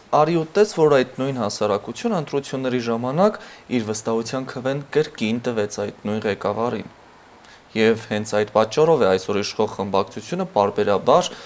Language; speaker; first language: Armenian; native; Armenian